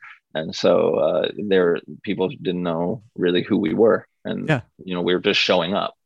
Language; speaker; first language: English; native; English